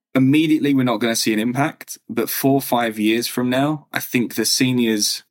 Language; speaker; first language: English; native; English